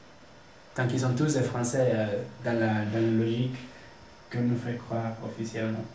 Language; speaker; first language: French; non-native, fluent; Spanish